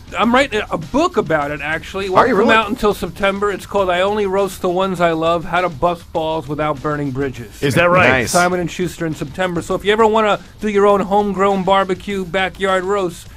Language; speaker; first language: English; native; English